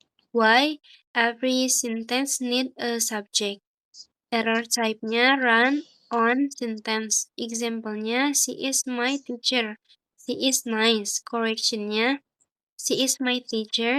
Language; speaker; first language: English; non-native, learner; Indonesian